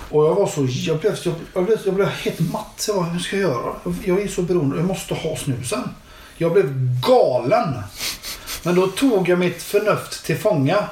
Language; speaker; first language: Swedish; native; Swedish